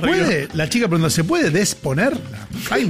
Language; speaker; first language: Spanish; native; Spanish